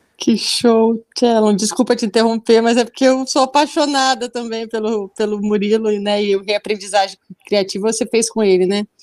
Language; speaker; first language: Portuguese; native; Portuguese